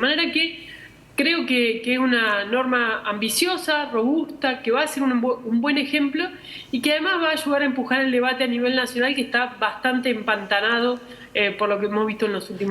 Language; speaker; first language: Spanish; native; Spanish